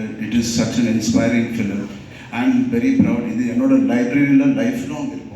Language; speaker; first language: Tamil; non-native, learner; Telugu